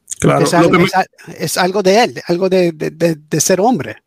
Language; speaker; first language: Spanish; early bilingual, heritage; English